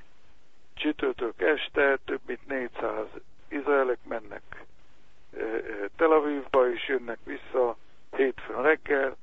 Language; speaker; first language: Hungarian; non-native, learner; Hebrew